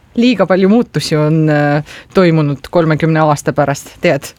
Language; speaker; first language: Estonian; non-native, local second language; Russian